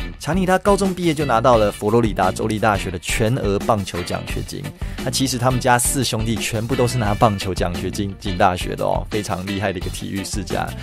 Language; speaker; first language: Chinese; early bilingual, other home language; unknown